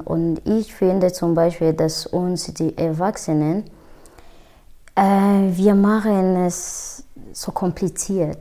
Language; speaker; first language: German; non-native, fluent; Kinyarwanda